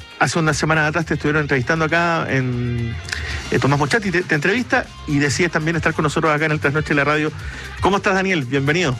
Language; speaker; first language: Spanish; native; Spanish